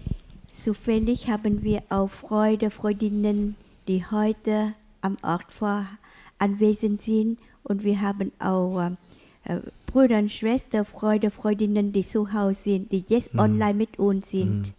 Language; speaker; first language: German; non-native, learner; Vietnamese